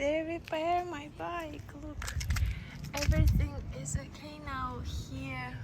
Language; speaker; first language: English; non-native, learner; Russian